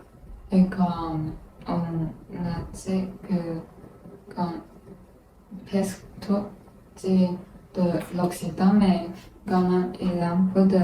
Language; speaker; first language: French; non-native, learner; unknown